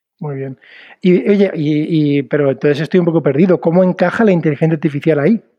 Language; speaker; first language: Spanish; native; Spanish